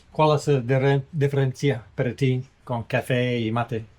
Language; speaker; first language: Spanish; non-native, learner; English